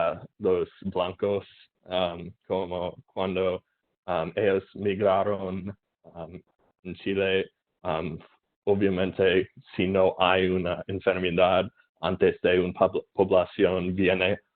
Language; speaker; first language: Spanish; non-native, learner; English